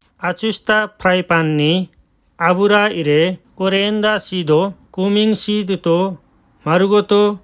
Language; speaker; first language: Japanese; non-native, learner; Nepali